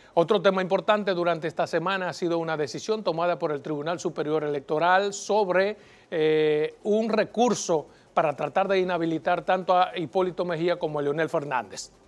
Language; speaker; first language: Spanish; native; Spanish